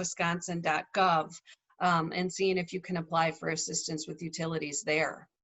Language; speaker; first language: English; native; English